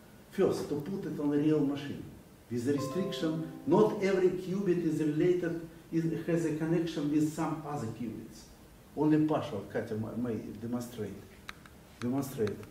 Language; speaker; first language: English; non-native, fluent; Russian